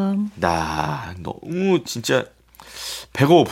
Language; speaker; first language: Korean; native; Korean